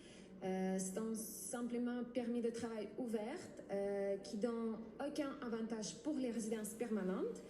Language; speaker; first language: French; non-native, learner; Ukrainian